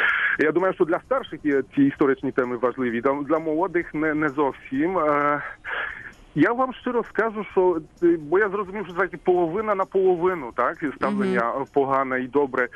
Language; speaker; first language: Ukrainian; non-native, fluent; Polish